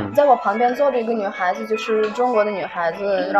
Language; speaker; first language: Chinese; non-native, fluent; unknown